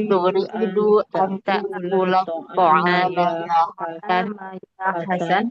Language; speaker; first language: Arabic; non-native, learner; Indonesian